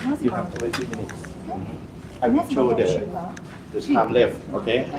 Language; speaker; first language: English; non-native, learner; Thai